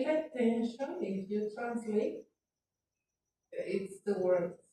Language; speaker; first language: English; non-native, learner; Spanish